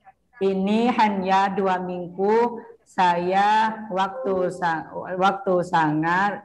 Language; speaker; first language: Indonesian; non-native, learner; Thai